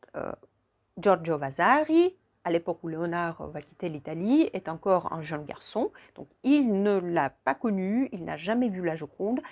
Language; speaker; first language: French; non-native, fluent; Russian